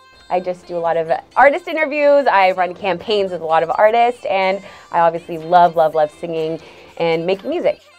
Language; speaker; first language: English; early bilingual, other home language; Spanish